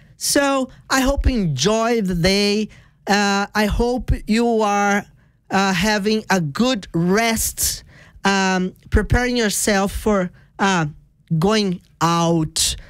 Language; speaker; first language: English; non-native, fluent; Portuguese